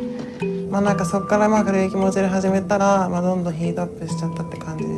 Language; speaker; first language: Japanese; native; Japanese